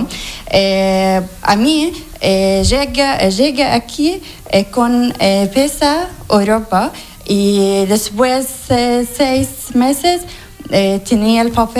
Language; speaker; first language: Spanish; non-native, learner; Arabic